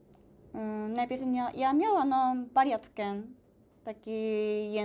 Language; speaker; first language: Polish; non-native, learner; Japanese